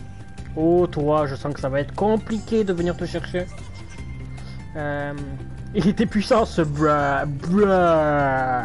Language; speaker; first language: French; native; French